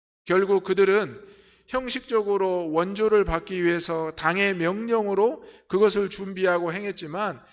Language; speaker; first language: Korean; native; Korean